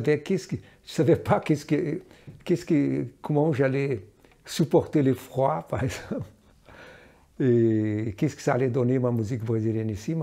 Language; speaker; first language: French; non-native, fluent; Portuguese